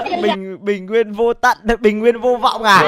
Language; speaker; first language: Vietnamese; native; Vietnamese